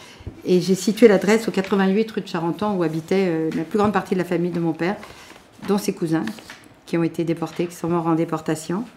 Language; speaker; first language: French; native; French